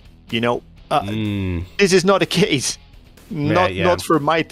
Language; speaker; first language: English; non-native, fluent; Portuguese